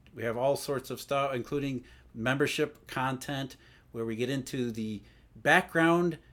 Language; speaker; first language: English; native; English